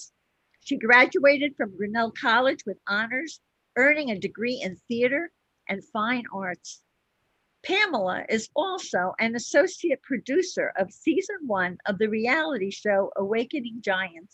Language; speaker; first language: English; native; English